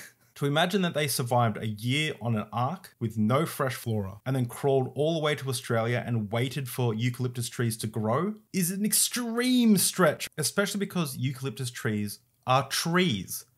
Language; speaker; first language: English; native; English